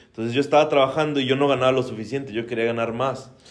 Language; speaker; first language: Spanish; native; Spanish